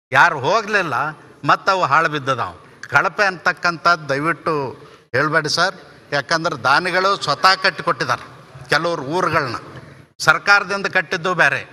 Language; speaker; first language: Kannada; native; Kannada